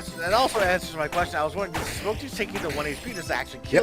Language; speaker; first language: English; native; English